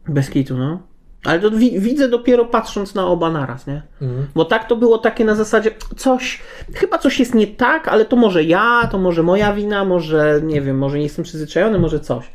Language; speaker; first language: Polish; native; Polish